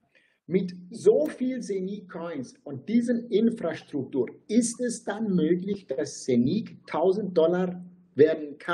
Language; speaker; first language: German; non-native, fluent; Turkish